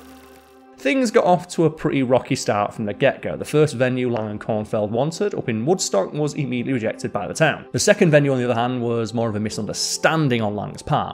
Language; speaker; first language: English; native; English